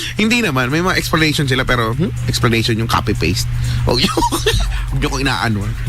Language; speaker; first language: Filipino; native; Filipino